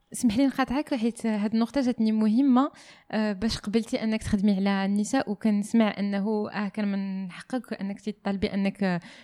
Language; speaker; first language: Arabic; native; Arabic